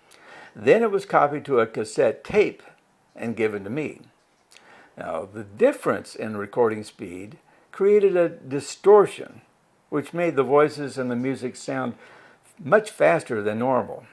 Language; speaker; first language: English; native; English